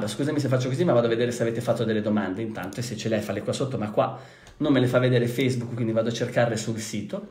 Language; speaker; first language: Italian; native; Italian